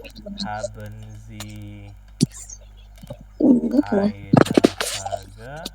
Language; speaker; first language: German; non-native, fluent; Indonesian